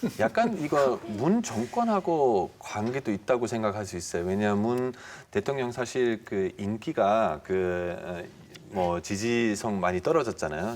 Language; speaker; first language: Korean; non-native, fluent; German